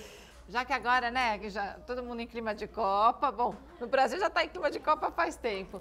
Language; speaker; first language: Portuguese; native; Portuguese